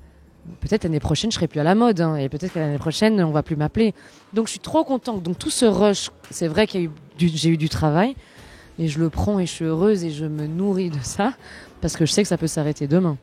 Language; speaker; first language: French; native; French